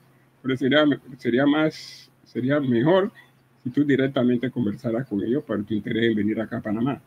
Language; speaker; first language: Spanish; native; Spanish